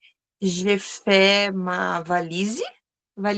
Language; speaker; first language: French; non-native, learner; Portuguese